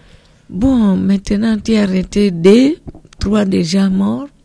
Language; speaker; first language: French; non-native, learner; Portuguese